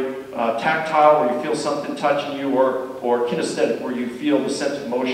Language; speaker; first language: English; native; English